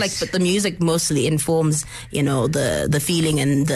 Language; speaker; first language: English; non-native, local second language; Zulu